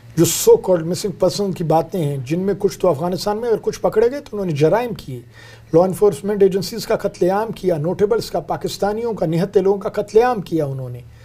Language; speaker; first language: Urdu; non-native, local second language; Brahui